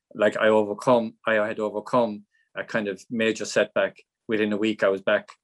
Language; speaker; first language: English; native; English